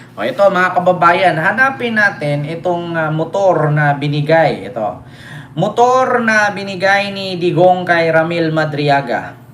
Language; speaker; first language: Filipino; non-native, local second language; Cebuano